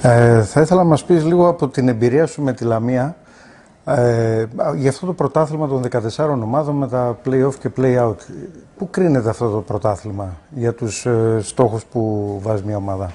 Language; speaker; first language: Greek; native; Greek